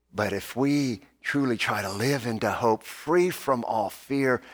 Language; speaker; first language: English; native; English